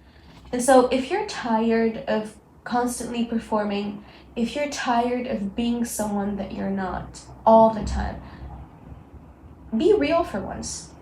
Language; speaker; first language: English; non-native, local second language; Arabic